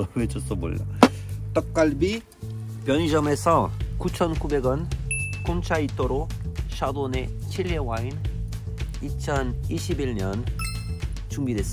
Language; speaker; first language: Korean; non-native, learner; French